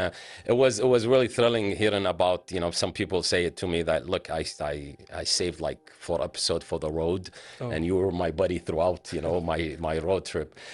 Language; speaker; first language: English; non-native, fluent; Arabic